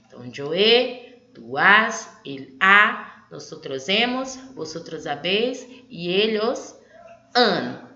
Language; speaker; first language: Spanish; non-native, learner; Portuguese